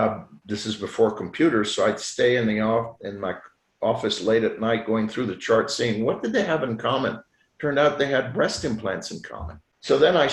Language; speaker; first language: English; non-native, fluent; French